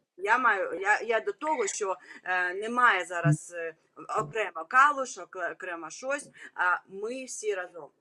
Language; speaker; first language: Ukrainian; non-native, local second language; Russian